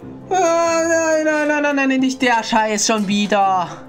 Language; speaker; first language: German; native; German